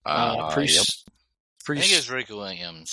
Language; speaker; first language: English; native; English